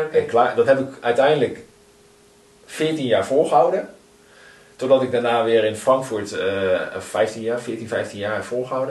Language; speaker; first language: Dutch; native; Dutch